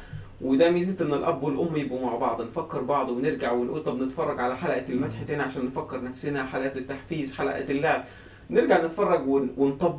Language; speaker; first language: Arabic; native; Arabic